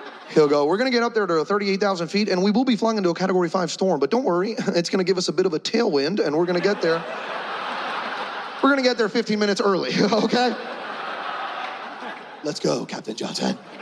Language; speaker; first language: English; early bilingual, other home language; Spanish